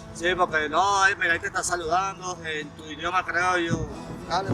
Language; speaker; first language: Spanish; native; Spanish